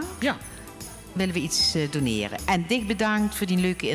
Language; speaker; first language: Dutch; native; Dutch